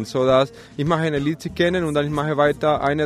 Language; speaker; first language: German; non-native, learner; Spanish